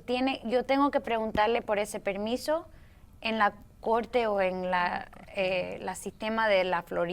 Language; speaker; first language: Spanish; early bilingual, heritage; Spanish